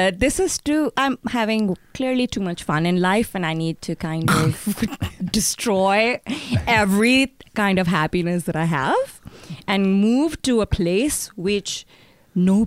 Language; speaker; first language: English; non-native, local second language; Urdu